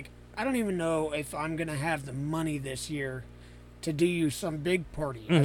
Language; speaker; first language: English; native; English